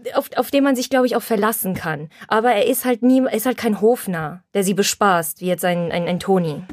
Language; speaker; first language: German; early bilingual, heritage; Polish